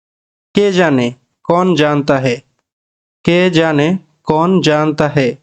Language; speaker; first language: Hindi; non-native, fluent; Bangla